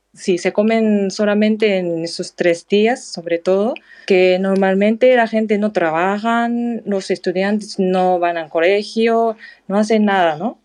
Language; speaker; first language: Spanish; non-native, fluent; Japanese